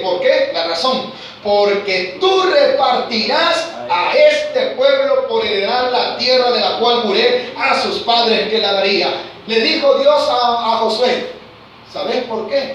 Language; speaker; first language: Spanish; native; Spanish